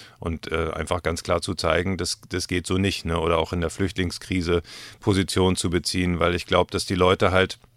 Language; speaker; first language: German; native; German